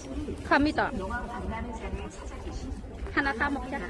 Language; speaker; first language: Korean; non-native, learner; Khmer